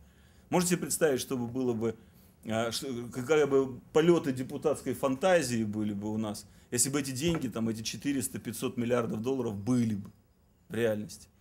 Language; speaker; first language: Russian; native; Russian